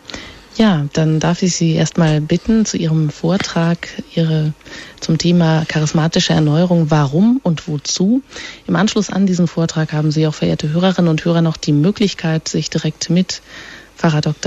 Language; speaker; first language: German; native; German